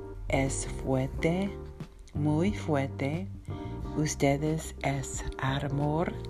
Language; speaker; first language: Spanish; non-native, learner; English